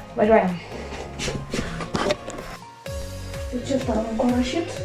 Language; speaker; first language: Lithuanian; early bilingual, heritage; Lithuanian